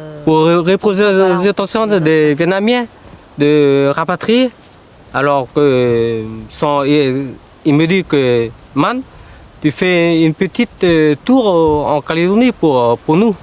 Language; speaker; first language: French; non-native, local second language; Vietnamese